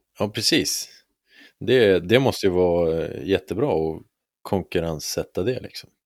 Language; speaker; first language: Swedish; native; Swedish